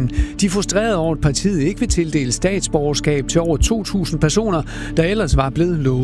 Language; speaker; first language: Danish; native; Danish